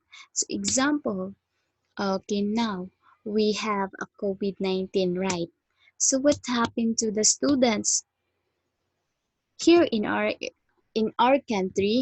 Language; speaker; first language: English; non-native, fluent; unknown